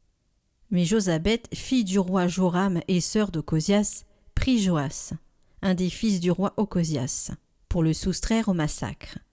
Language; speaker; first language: French; native; French